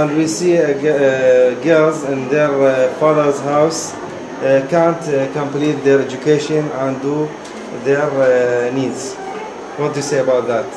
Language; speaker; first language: English; non-native, fluent; Arabic